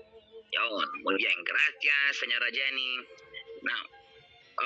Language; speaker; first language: Spanish; non-native, learner; Filipino